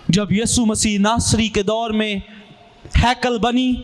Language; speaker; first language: Urdu; non-native, local second language; Punjabi